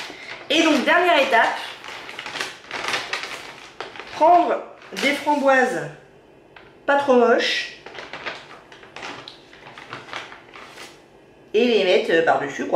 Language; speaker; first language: French; native; French